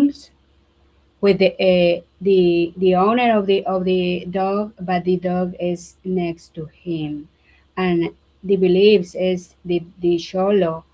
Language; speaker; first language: English; non-native, learner; Spanish